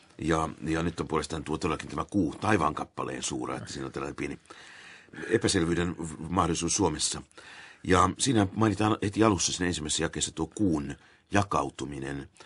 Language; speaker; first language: Finnish; native; Finnish